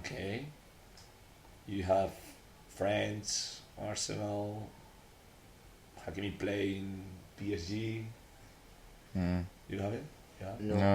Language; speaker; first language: English; non-native, learner; Spanish